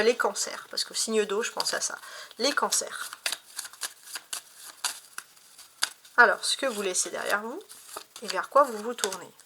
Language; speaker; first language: French; native; French